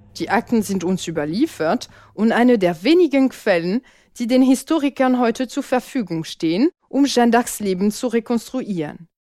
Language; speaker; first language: German; non-native, fluent; French